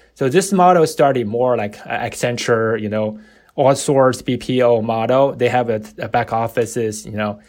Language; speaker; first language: English; non-native, fluent; Chinese